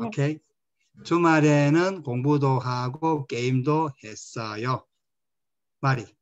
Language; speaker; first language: Korean; non-native, fluent; Spanish